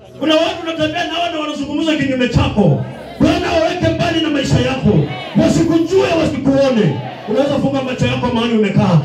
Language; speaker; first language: Swahili; non-native, local second language; Luyia